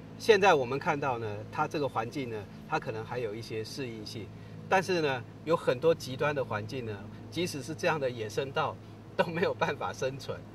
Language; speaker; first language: Chinese; native; Chinese